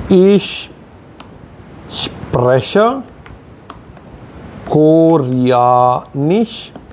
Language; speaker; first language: German; non-native, fluent; Hindi